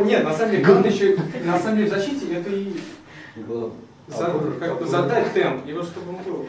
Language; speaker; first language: Russian; native; Russian